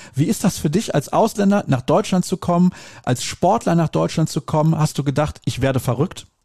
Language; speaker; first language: German; native; German